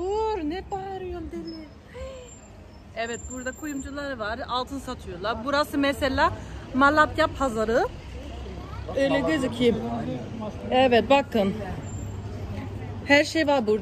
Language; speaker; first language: Turkish; non-native, learner; German